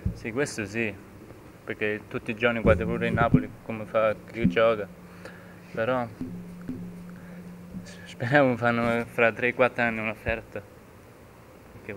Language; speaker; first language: Italian; early bilingual, heritage; German